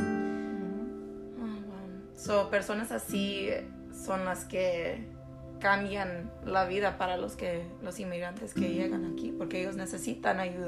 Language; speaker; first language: Spanish; early bilingual, heritage; Spanish